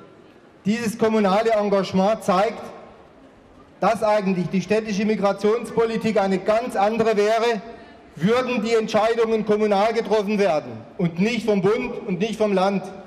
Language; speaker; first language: German; native; German